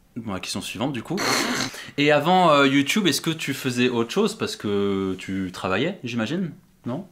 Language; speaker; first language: French; native; French